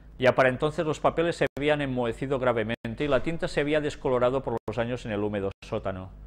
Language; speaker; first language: Spanish; native; Spanish